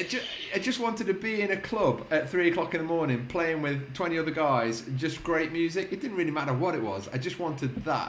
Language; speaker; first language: English; native; English